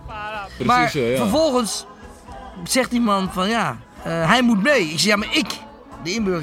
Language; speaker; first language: Dutch; native; Dutch